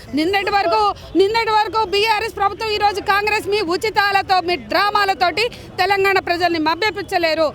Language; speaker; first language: Telugu; native; Telugu